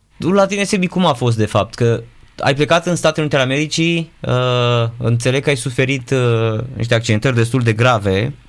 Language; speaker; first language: Romanian; native; Romanian